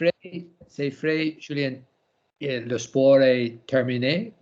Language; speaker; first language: French; non-native, learner; English